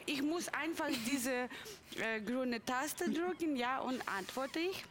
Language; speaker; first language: German; non-native, learner; Russian